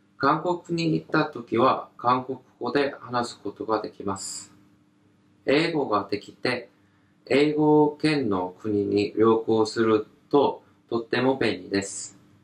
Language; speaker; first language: Japanese; non-native, learner; Korean